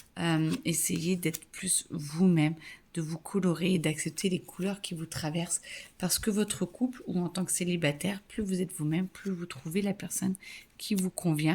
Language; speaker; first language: French; native; French